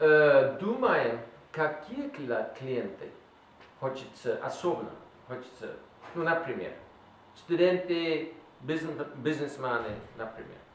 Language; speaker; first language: Russian; non-native, learner; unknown